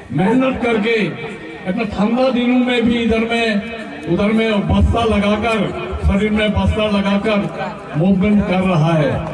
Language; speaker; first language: Hindi; non-native, local second language; Assamese